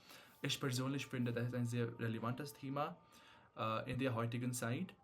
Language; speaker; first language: German; non-native, fluent; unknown